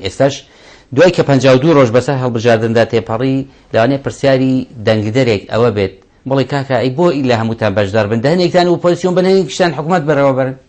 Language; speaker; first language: Central Kurdish; non-native, local second language; Kurdish